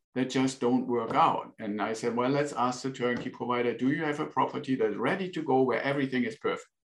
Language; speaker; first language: English; non-native, fluent; German